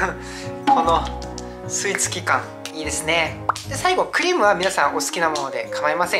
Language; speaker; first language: Japanese; non-native, fluent; Korean